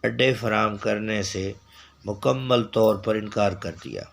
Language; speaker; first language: Urdu; non-native, local second language; Saraiki